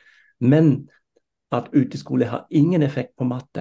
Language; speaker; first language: Norwegian; non-native, fluent; German